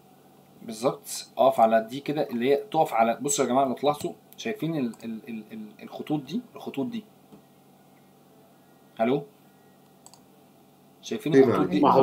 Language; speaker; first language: Arabic; native; Arabic